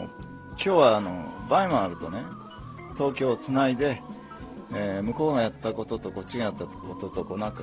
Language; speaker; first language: Japanese; native; Japanese